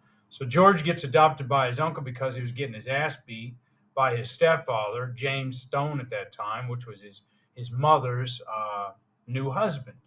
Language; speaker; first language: English; native; English